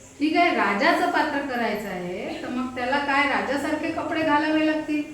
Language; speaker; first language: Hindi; non-native, local second language; Marathi